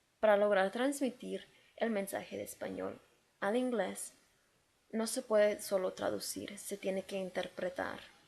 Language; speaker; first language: Spanish; native; Spanish